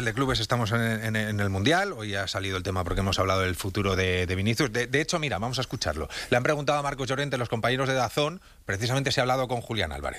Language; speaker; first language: Spanish; native; Spanish